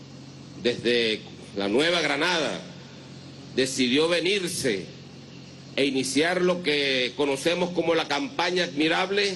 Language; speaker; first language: Spanish; native; Spanish